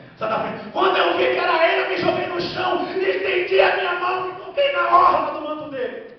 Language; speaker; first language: Portuguese; native; Portuguese